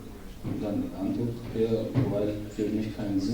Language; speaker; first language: German; non-native, learner; Georgian